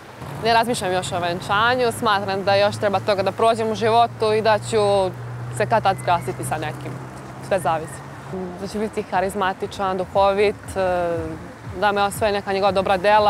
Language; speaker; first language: Serbian; native; Serbian